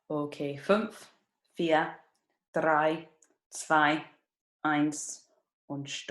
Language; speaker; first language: German; non-native, fluent; English